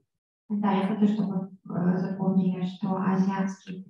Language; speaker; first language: Russian; native; Russian